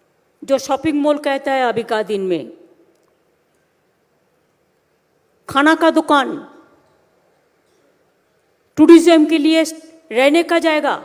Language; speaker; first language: Hindi; non-native, local second language; Bangla